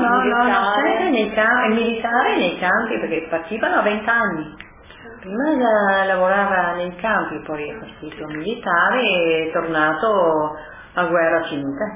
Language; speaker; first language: Italian; early bilingual, other home language; French